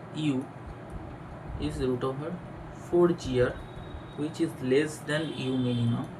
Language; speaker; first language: English; non-native, local second language; Bangla